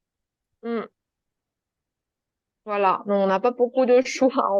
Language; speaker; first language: French; non-native, fluent; Chinese